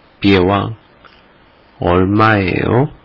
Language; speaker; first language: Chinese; non-native, learner; Korean